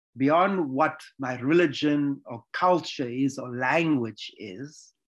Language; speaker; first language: English; native; English